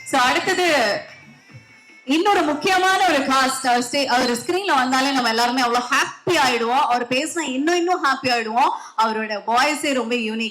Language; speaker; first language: Tamil; native; Tamil